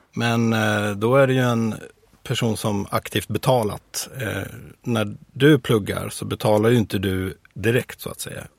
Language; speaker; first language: Swedish; native; Swedish